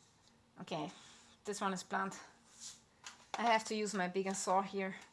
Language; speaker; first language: English; non-native, fluent; German